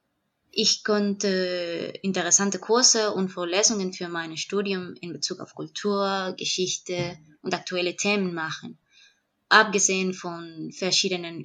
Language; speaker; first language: German; non-native, fluent; Spanish